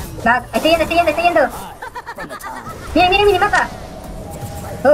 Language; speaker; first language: Spanish; native; Spanish